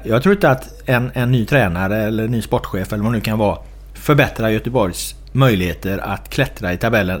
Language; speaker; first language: Swedish; native; Swedish